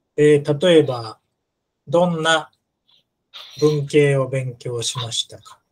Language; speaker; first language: Japanese; native; Japanese